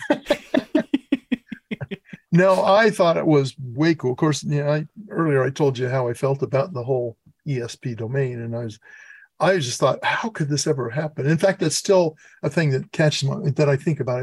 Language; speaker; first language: English; native; English